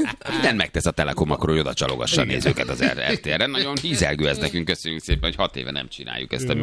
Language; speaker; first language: Hungarian; native; Hungarian